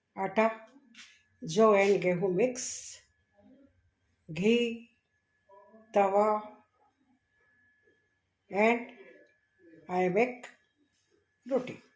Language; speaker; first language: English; non-native, learner; Hindi